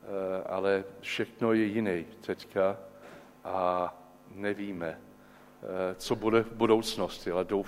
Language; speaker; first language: Czech; non-native, learner; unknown